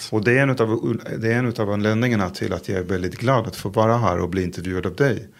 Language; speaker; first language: Swedish; non-native, fluent; Hebrew